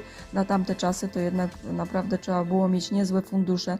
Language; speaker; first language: Polish; native; Polish